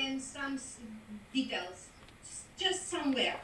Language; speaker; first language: English; non-native, fluent; Macedonian